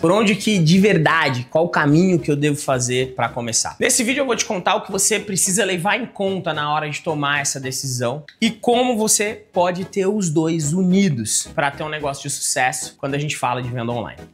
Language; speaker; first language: Portuguese; native; Portuguese